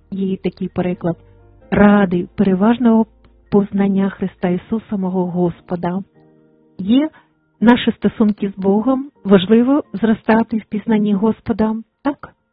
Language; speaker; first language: Ukrainian; native; Ukrainian